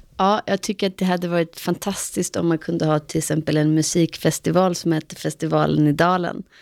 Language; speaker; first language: Swedish; native; Swedish